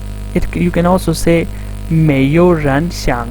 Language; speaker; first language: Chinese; non-native, fluent; Urdu